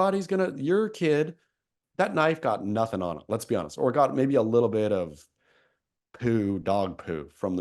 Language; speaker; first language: English; native; English